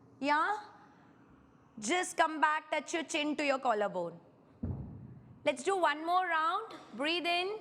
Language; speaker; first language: English; non-native, local second language; Kannada